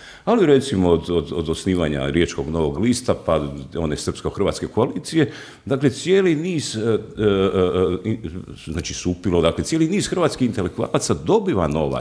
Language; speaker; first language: Croatian; native; Croatian